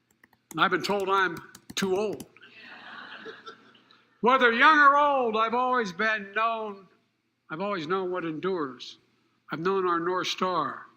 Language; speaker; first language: English; native; English